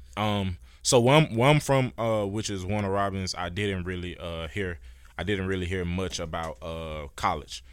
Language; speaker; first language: English; native; English